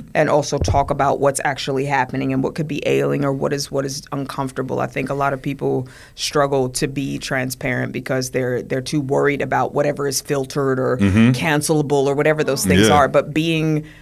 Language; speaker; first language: English; native; English